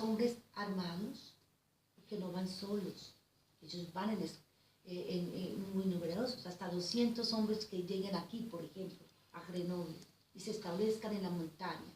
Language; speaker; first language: Spanish; native; Spanish